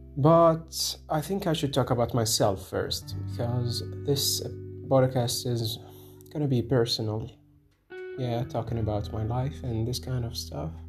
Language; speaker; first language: English; non-native, fluent; Arabic